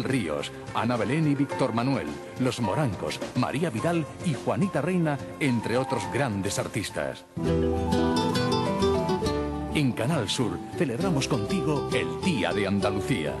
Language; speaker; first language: Spanish; native; Spanish